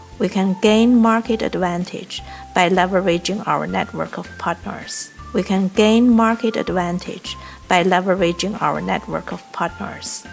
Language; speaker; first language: English; non-native, fluent; Chinese